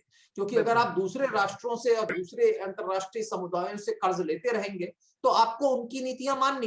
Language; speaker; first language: Hindi; native; Hindi